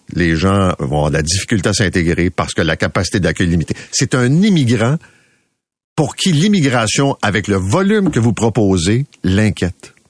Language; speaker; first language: French; native; French